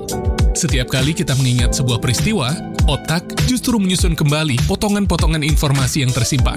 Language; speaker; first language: Indonesian; native; Indonesian